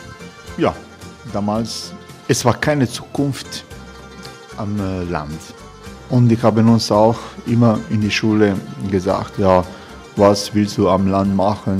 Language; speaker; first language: German; non-native, fluent; Croatian